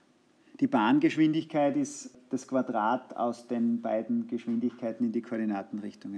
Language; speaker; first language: German; native; German